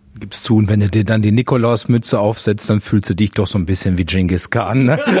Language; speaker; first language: German; native; German